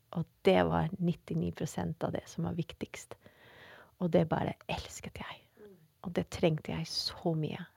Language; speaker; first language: Norwegian; non-native, fluent; Dutch